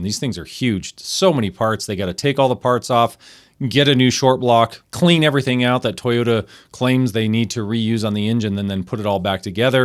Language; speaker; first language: English; native; English